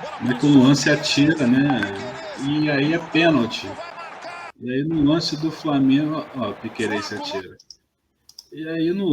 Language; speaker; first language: Portuguese; native; Portuguese